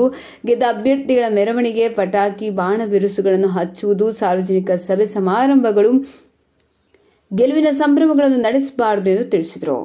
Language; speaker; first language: Kannada; native; Kannada